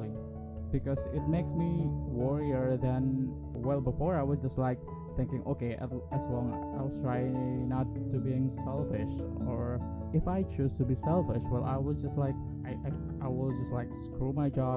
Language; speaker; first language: English; non-native, fluent; Indonesian